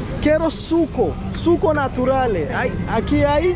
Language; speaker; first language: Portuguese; non-native, learner; Swahili